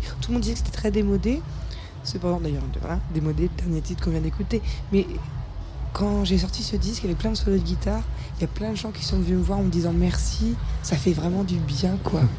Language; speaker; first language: French; native; French